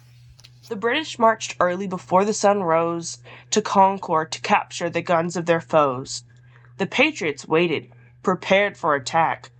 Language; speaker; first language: English; native; English